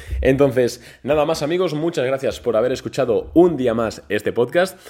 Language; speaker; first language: Spanish; native; Spanish